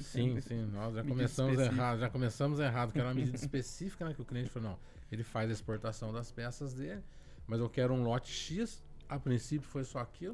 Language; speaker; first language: Portuguese; native; Portuguese